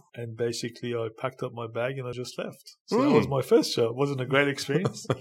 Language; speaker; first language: English; non-native, fluent; Persian